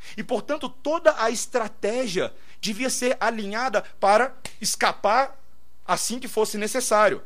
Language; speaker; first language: Portuguese; native; Portuguese